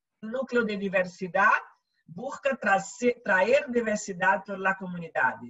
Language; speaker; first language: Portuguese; non-native, learner; Spanish